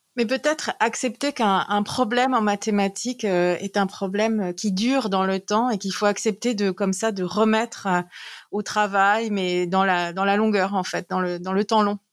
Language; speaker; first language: French; native; French